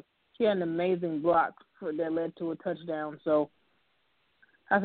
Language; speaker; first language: English; native; English